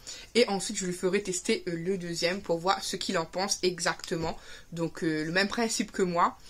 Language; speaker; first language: French; native; French